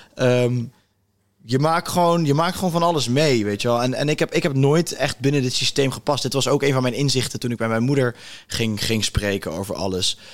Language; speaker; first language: Dutch; native; Dutch